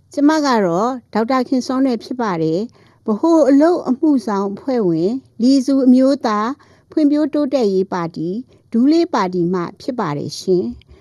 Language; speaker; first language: Burmese; non-native, local second language; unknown